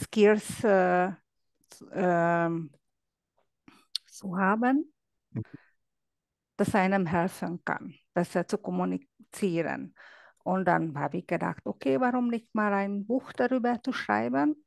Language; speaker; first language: German; non-native, fluent; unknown